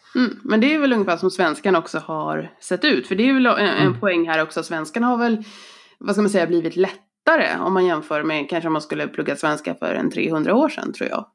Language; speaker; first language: Swedish; native; Swedish